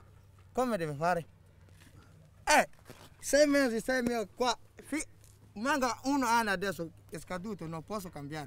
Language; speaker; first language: Italian; non-native, learner; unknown